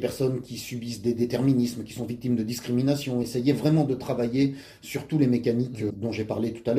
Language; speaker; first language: French; native; French